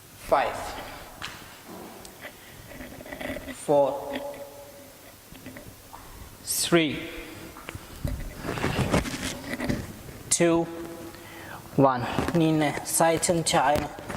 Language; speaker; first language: Vietnamese; non-native, learner; Hindi